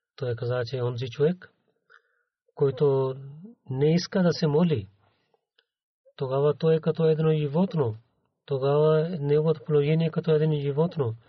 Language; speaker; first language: Bulgarian; non-native, learner; Urdu